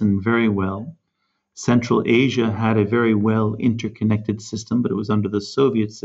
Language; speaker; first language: English; native; English